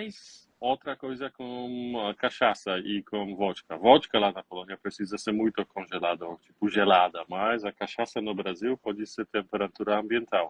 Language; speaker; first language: Portuguese; non-native, learner; Polish